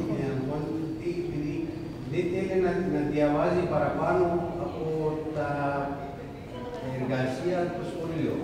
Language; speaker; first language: Greek; non-native, learner; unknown